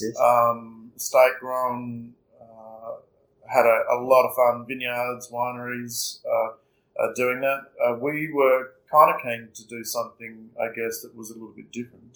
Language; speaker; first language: English; native; English